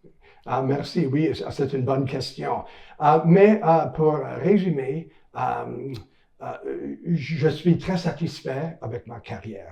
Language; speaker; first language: French; non-native, local second language; English